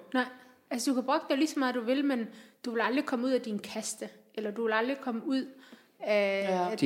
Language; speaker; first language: Danish; early bilingual, other home language; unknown